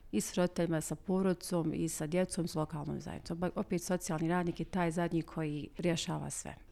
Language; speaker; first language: Croatian; native; Croatian